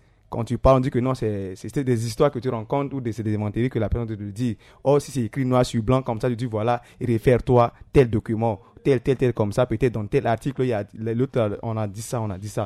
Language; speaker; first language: French; non-native, local second language; Sango